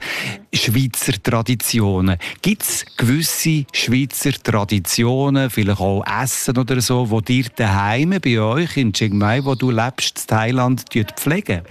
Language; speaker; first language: German; native; German